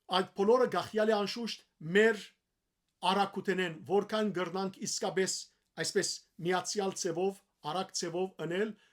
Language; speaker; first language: Armenian; early bilingual, heritage; Armenian